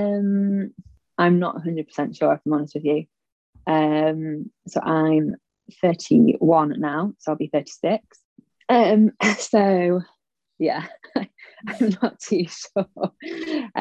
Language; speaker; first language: English; native; English